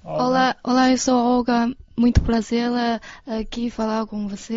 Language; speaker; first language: Portuguese; non-native, learner; Chinese